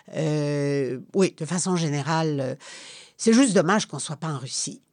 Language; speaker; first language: French; non-native, fluent; Polish